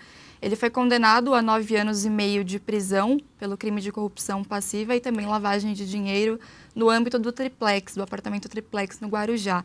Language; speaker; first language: Portuguese; native; Portuguese